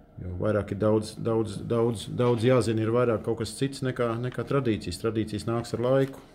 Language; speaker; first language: Latvian; native; Latvian